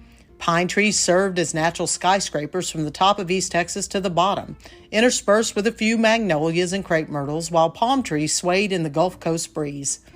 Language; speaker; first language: English; native; English